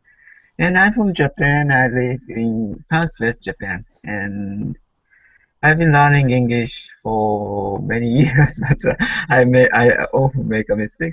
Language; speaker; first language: English; non-native, learner; Japanese